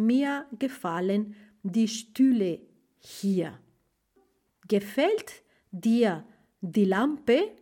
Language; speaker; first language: German; non-native, fluent; Spanish